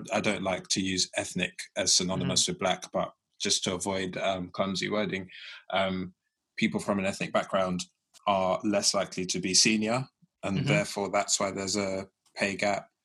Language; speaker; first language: English; early bilingual, other home language; Yoruba